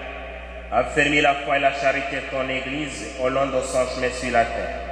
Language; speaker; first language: French; native; French